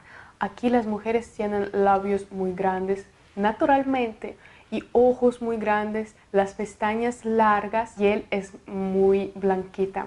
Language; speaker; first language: Spanish; non-native, fluent; Russian